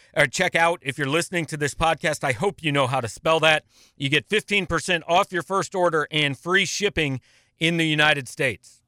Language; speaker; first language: English; native; English